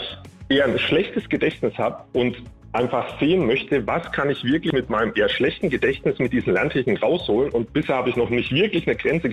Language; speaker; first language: German; native; German